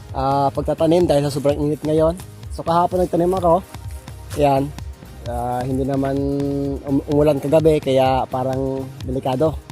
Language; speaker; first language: Filipino; non-native, local second language; Bikol